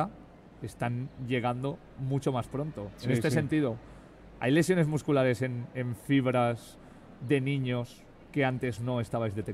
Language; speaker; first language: Spanish; native; Spanish